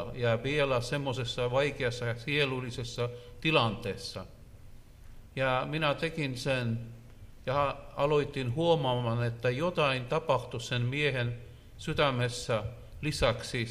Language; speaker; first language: Finnish; non-native, learner; Russian